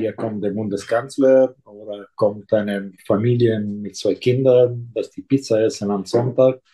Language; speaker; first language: German; non-native, local second language; Italian